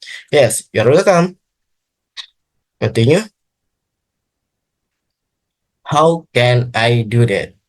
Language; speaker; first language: English; non-native, learner; Indonesian